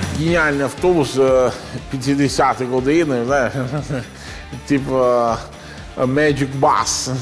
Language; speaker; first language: Ukrainian; non-native, learner; Italian